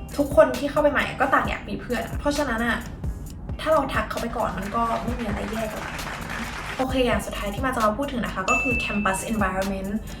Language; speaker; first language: Thai; native; Thai